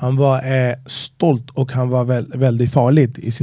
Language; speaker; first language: Swedish; non-native, fluent; Spanish